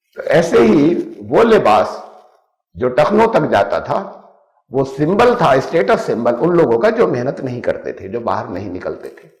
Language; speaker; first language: Urdu; native; Urdu